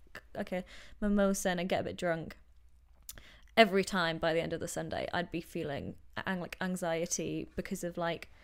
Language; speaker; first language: English; native; English